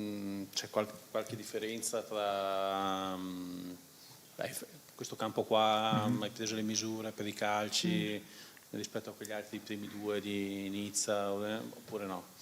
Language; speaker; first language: Italian; native; Italian